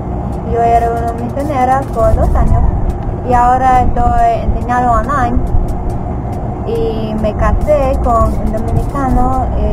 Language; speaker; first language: Spanish; non-native, learner; English